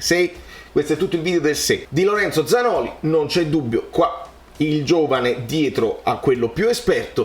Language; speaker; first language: Italian; native; Italian